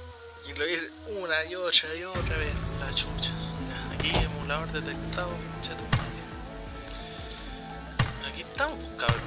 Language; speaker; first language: Spanish; native; Spanish